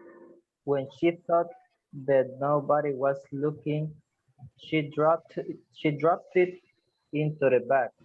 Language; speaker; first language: English; non-native, fluent; Spanish